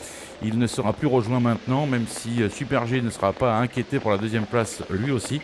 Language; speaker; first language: French; native; French